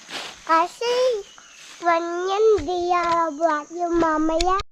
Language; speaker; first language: Filipino; non-native, local second language; Iloko